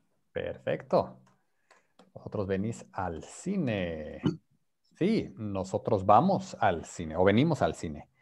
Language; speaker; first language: Spanish; non-native, fluent; English